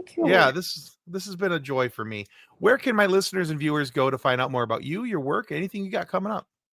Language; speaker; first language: English; native; English